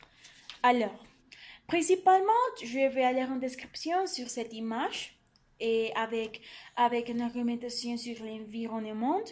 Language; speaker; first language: French; non-native, learner; Spanish